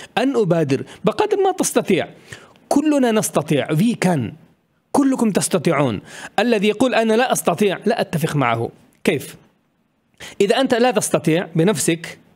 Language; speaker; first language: Arabic; non-native, fluent; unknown